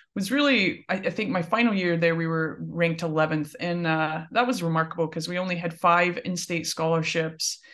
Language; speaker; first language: English; native; English